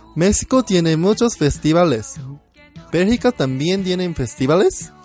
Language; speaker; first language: Spanish; non-native, learner; Korean